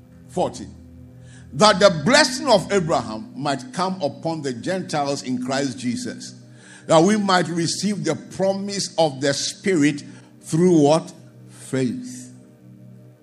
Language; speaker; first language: English; non-native, local second language; Akan